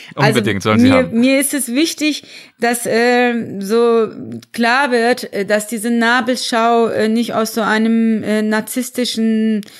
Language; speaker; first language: German; early bilingual, other home language; Turkish